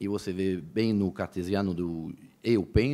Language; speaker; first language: Portuguese; native; Portuguese